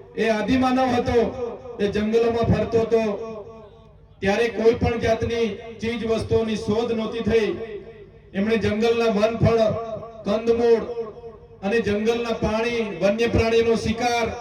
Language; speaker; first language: Gujarati; non-native, local second language; Vasavi